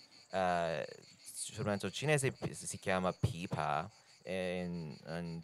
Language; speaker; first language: Italian; non-native, learner; English